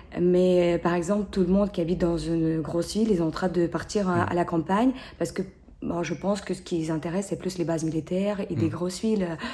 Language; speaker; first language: French; non-native, fluent; Ukrainian